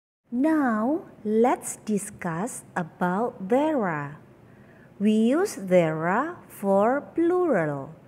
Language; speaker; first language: English; non-native, fluent; Indonesian